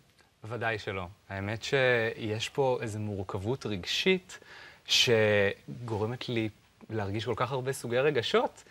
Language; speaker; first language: Hebrew; native; Hebrew